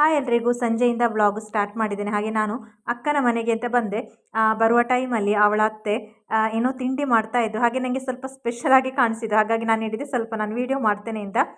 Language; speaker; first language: Kannada; native; Kannada